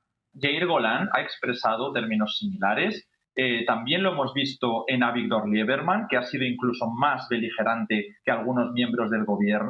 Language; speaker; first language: Spanish; native; Spanish